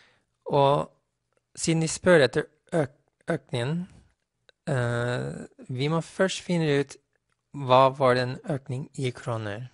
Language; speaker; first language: Norwegian; non-native, fluent; English